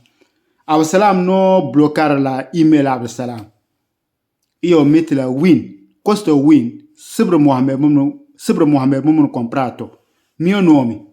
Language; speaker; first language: Italian; non-native, learner; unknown